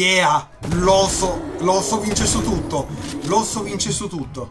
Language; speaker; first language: Italian; native; Italian